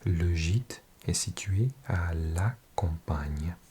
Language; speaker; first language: French; non-native, learner; English